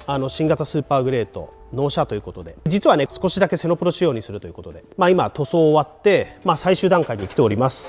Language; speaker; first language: Japanese; native; Japanese